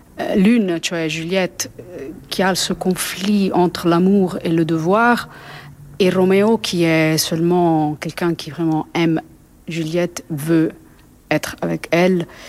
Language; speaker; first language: French; non-native, fluent; Italian